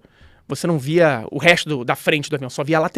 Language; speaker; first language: Portuguese; native; Portuguese